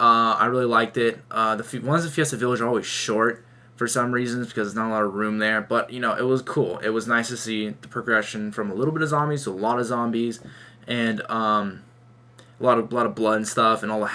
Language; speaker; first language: English; native; English